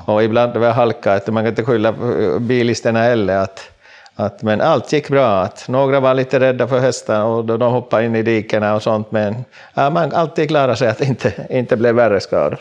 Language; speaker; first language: Swedish; non-native, local second language; Finnish